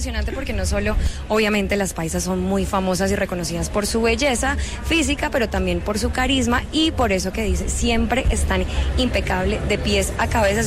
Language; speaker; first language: Spanish; native; Spanish